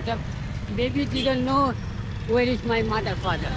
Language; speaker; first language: English; non-native, learner; Hindi